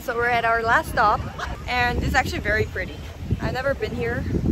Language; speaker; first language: English; non-native, local second language; Korean